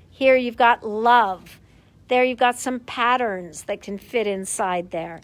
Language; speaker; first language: English; native; English